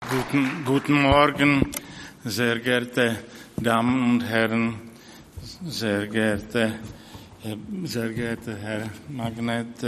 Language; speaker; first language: German; non-native, fluent; Czech